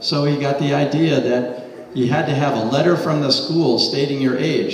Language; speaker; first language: English; native; English